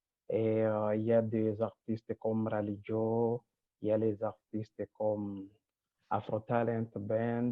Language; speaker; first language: French; non-native, local second language; Rundi